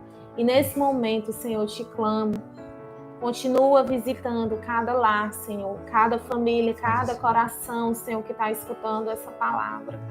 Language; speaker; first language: Portuguese; native; Portuguese